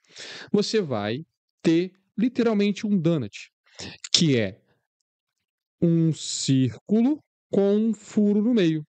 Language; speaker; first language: Portuguese; native; Portuguese